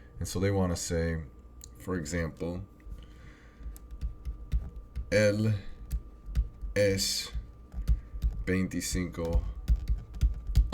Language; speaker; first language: Spanish; non-native, learner; English